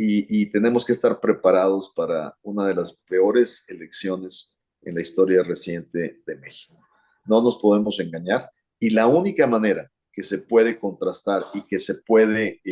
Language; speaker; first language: Spanish; native; Spanish